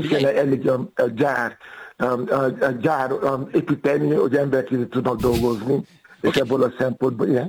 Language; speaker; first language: Hungarian; non-native, fluent; Yoruba